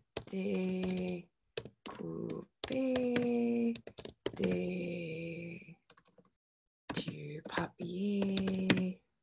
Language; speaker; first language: French; non-native, fluent; English